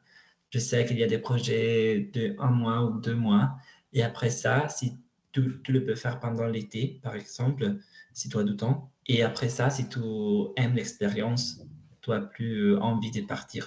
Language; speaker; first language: French; non-native, learner; Italian